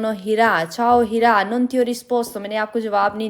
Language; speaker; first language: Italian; non-native, fluent; Urdu